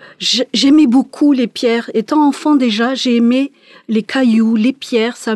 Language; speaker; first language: French; non-native, local second language; Malagasy